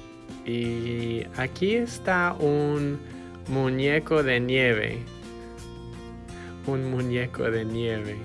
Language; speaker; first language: Spanish; non-native, fluent; English